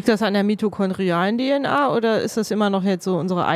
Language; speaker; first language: German; native; German